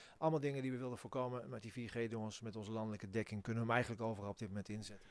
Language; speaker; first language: Dutch; native; Dutch